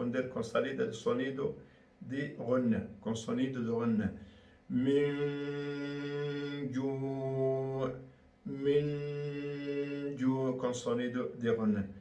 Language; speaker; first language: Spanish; non-native, learner; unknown